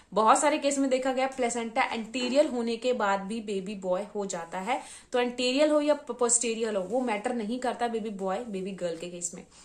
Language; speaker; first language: Hindi; native; Hindi